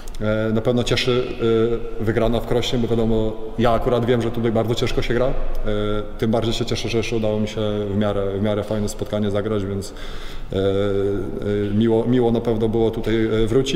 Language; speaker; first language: Polish; native; Polish